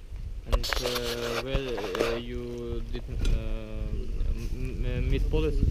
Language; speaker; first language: English; non-native, learner; Ukrainian